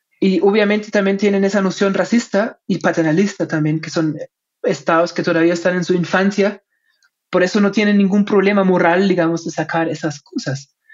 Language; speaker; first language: Spanish; non-native, fluent; German